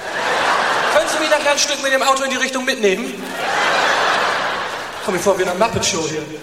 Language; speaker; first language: German; native; German